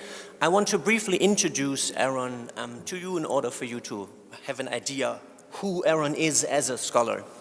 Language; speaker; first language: English; non-native, fluent; German